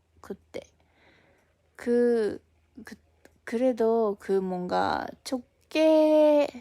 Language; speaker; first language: Korean; non-native, fluent; Japanese